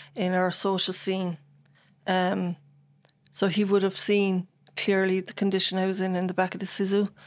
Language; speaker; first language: English; native; English